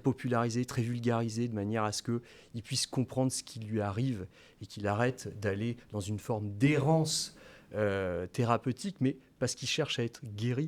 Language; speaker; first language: French; native; French